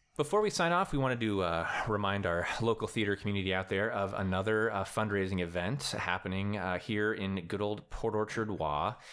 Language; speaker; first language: English; native; English